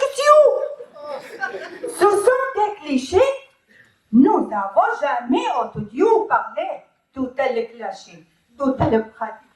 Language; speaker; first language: French; non-native, learner; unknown